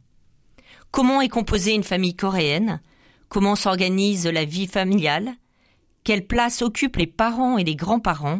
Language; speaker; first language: French; native; French